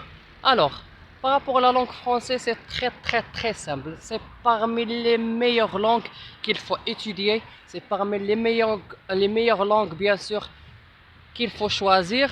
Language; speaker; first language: French; non-native, local second language; Arabic